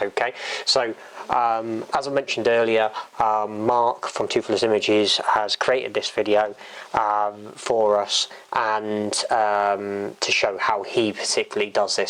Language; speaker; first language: English; native; English